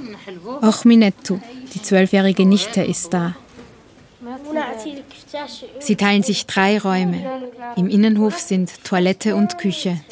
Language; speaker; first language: German; native; German